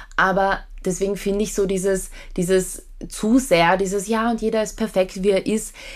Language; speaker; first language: German; early bilingual, other home language; Polish